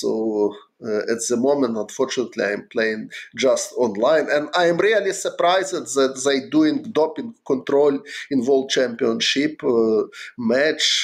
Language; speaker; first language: English; non-native, fluent; Ukrainian